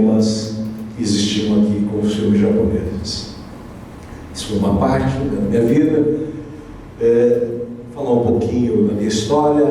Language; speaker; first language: Portuguese; native; Portuguese